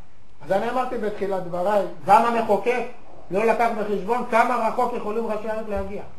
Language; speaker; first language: Hebrew; native; Hebrew